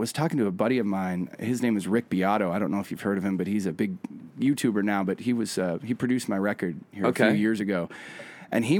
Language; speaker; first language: English; native; English